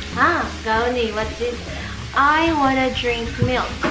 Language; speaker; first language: English; non-native, local second language; Filipino